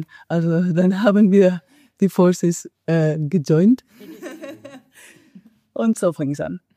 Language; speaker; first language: German; non-native, fluent; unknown